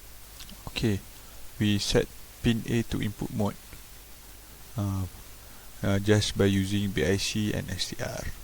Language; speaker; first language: English; non-native, local second language; Malay